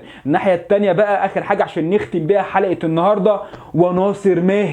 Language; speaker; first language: Arabic; native; Arabic